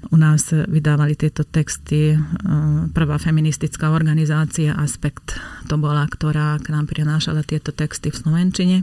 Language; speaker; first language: Slovak; non-native, local second language; Hungarian